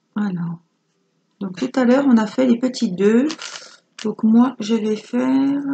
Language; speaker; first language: French; native; French